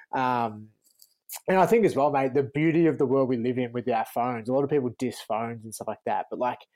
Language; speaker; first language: English; native; English